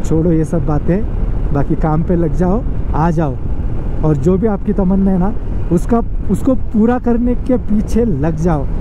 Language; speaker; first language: Hindi; non-native, local second language; Marathi